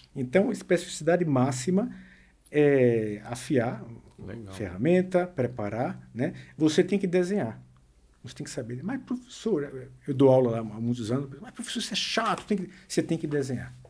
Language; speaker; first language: Portuguese; native; Portuguese